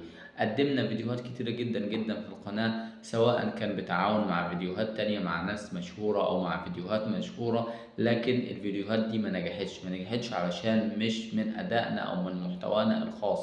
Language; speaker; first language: Arabic; native; Arabic